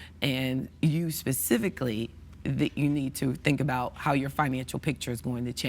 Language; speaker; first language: English; native; English